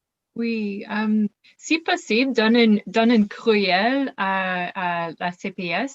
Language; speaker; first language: French; non-native, learner; English